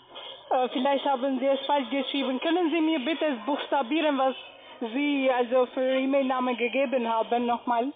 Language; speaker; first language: German; non-native, learner; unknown